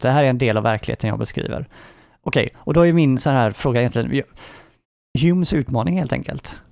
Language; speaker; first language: Swedish; native; Swedish